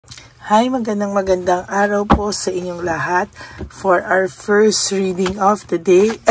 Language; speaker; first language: Filipino; native; Filipino